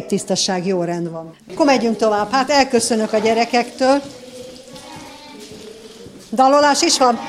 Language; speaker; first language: Hungarian; native; Hungarian